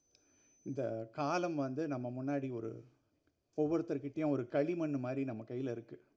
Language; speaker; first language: Tamil; native; Tamil